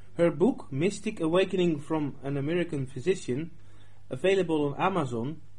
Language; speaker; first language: English; non-native, fluent; Dutch